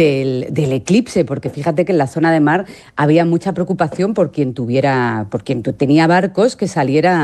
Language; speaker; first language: Spanish; native; Spanish